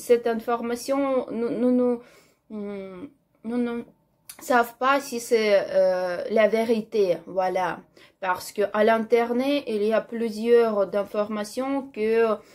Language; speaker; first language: French; non-native, learner; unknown